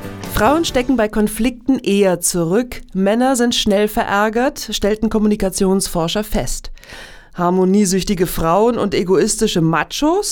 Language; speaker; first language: German; native; German